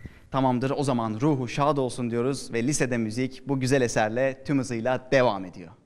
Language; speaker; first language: Turkish; native; Turkish